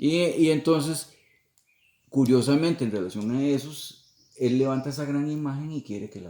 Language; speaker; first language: Spanish; native; Spanish